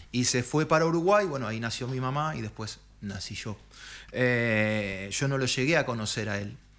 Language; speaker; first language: Spanish; native; Spanish